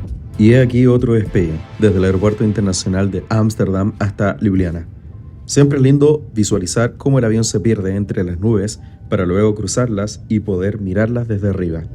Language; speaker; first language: Spanish; native; Spanish